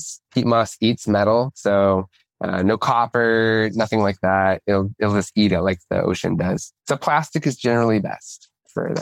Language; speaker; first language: English; native; English